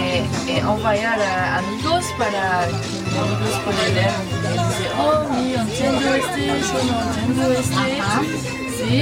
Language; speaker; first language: Spanish; non-native, learner; French